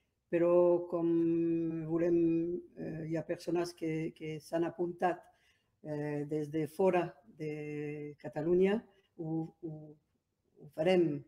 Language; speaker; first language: Catalan; non-native, local second language; Spanish